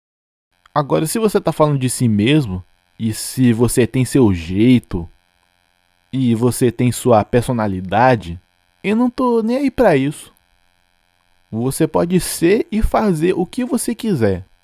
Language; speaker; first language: Portuguese; non-native, fluent; English